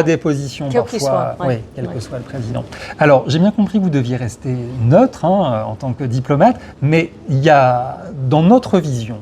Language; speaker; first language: French; native; French